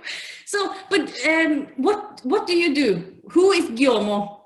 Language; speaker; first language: English; non-native, fluent; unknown